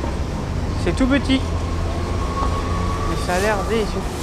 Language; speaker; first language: French; native; French